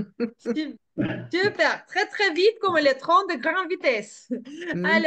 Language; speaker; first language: French; non-native, fluent; Spanish